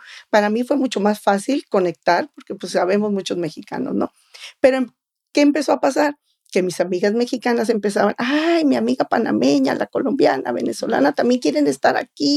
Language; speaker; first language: Spanish; native; Spanish